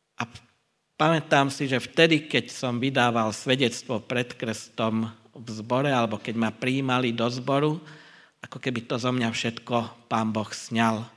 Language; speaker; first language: Slovak; non-native, local second language; Hungarian